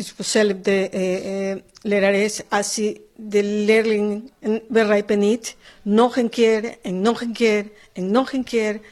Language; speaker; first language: Dutch; non-native, learner; Spanish